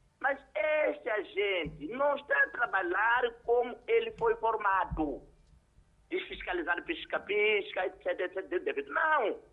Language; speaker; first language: Portuguese; non-native, local second language; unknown